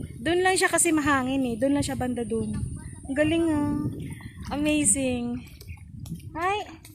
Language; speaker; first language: Filipino; non-native, local second language; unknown